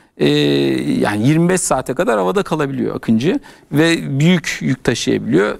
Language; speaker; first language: Turkish; native; Turkish